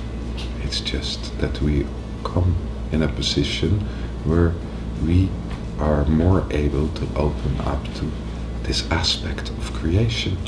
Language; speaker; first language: English; non-native, fluent; Dutch